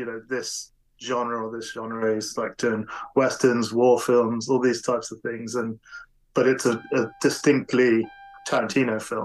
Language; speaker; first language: English; native; English